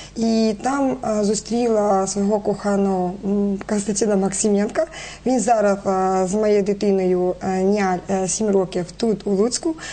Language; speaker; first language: Ukrainian; non-native, local second language; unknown